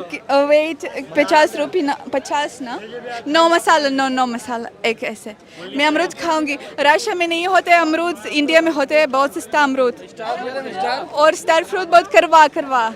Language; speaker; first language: Hindi; non-native, learner; Russian